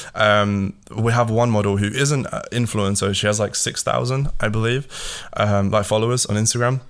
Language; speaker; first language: English; early bilingual, other home language; Latvian